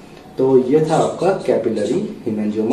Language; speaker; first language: Hindi; native; Hindi